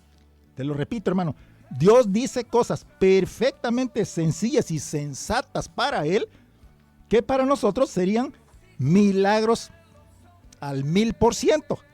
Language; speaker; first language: Spanish; native; Spanish